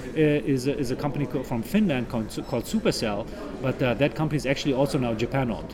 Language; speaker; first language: English; non-native, fluent; German